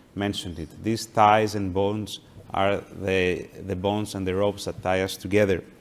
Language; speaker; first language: English; non-native, fluent; Greek